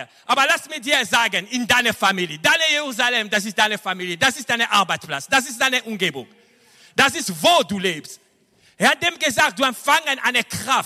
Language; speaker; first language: German; non-native, fluent; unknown